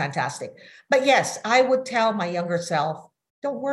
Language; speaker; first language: English; non-native, local second language; Filipino